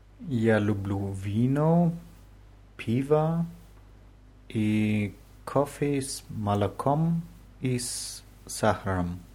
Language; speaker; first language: Russian; non-native, learner; German